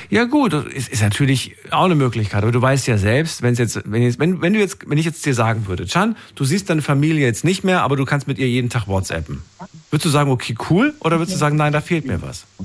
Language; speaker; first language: German; native; German